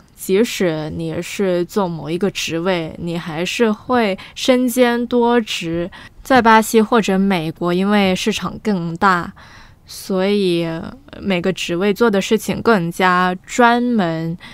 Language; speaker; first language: Chinese; non-native, fluent; Portuguese